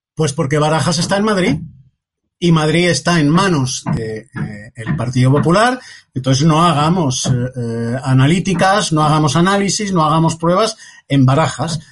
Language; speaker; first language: Spanish; native; Spanish